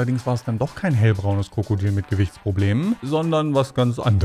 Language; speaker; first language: German; native; German